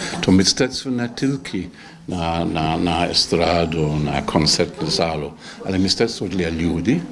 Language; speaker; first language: Polish; non-native, learner; English